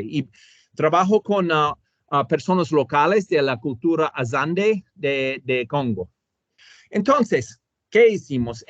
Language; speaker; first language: Spanish; non-native, fluent; English